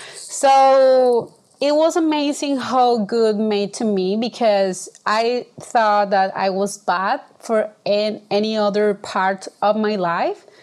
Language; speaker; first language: English; non-native, fluent; Spanish